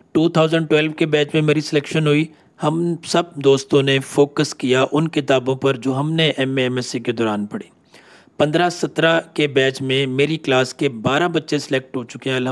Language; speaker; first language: Urdu; non-native, local second language; Punjabi